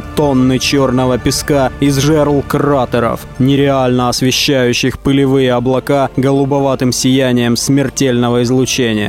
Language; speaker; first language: Russian; native; Russian